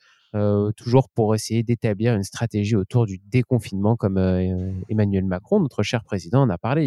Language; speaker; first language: French; native; French